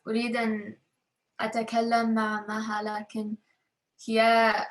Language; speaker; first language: Arabic; non-native, learner; English